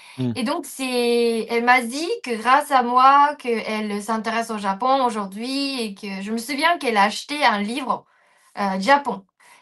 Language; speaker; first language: French; non-native, fluent; Japanese